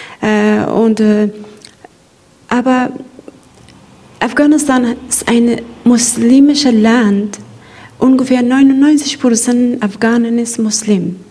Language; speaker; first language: German; non-native, learner; Persian